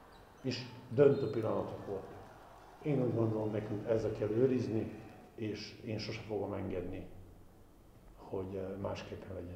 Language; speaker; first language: Hungarian; non-native, fluent; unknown